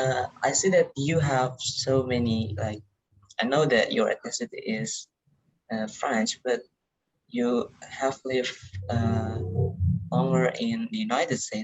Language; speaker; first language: English; non-native, learner; Indonesian